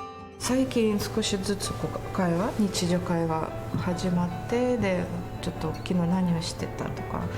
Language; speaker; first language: Japanese; non-native, fluent; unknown